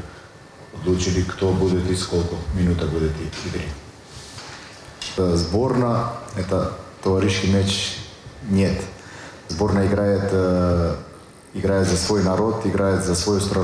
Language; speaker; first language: Russian; non-native, learner; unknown